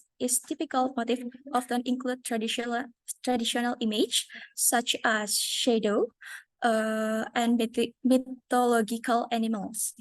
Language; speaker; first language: English; non-native, learner; Indonesian